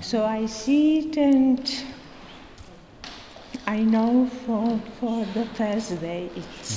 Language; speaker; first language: English; non-native, learner; Czech